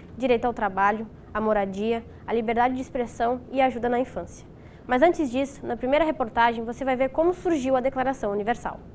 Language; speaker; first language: Portuguese; native; Portuguese